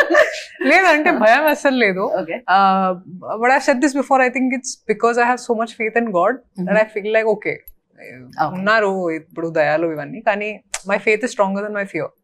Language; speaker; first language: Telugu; non-native, fluent; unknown